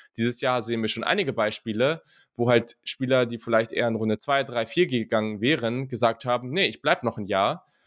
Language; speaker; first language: German; native; German